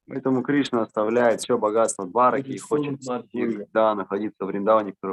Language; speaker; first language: Russian; native; Russian